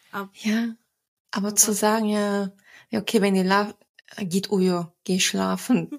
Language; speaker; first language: German; early bilingual, other home language; Turkish